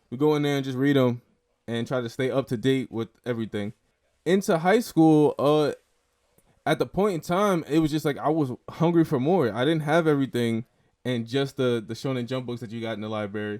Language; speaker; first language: English; native; English